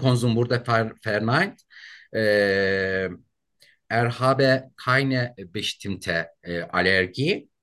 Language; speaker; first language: German; non-native, learner; Turkish